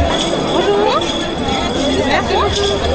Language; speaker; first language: French; native; French